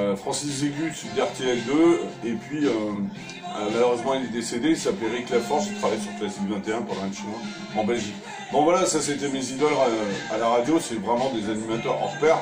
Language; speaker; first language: French; native; French